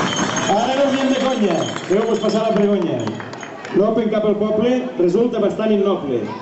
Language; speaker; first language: Catalan; native; Catalan